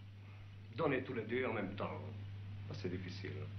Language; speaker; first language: French; non-native, fluent; Hungarian